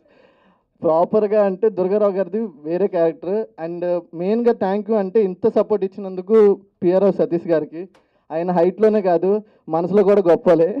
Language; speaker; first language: Telugu; native; Telugu